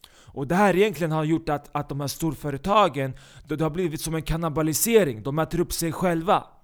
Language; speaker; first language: Swedish; early bilingual, other home language; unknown